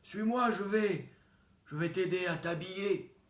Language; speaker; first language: French; native; French